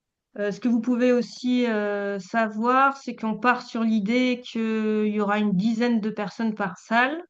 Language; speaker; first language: French; native; French